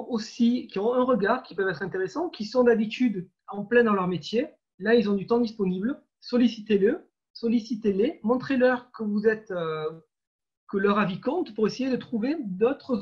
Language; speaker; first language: French; native; French